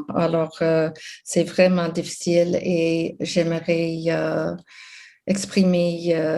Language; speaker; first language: French; non-native, local second language; English